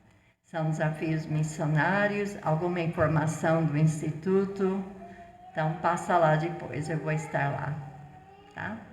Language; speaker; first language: Portuguese; non-native, fluent; English